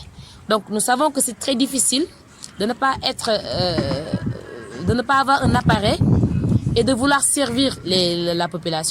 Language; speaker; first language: French; non-native, local second language; Wolof